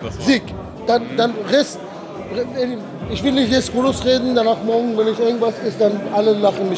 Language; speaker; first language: German; non-native, fluent; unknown